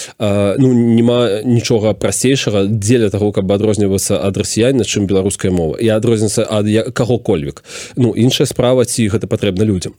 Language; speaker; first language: Belarusian; non-native, local second language; Russian